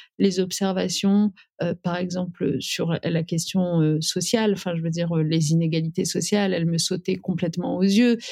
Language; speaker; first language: French; early bilingual, other home language; Riffian